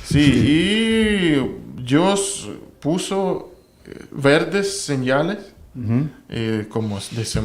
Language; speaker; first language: Spanish; non-native, learner; Russian